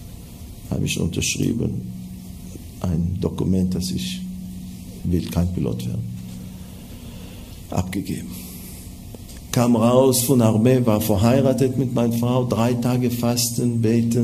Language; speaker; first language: German; non-native, fluent; Hebrew